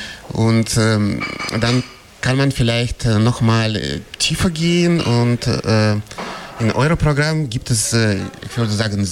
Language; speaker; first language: German; non-native, fluent; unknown